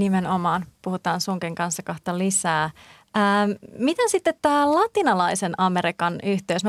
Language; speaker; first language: Finnish; native; Finnish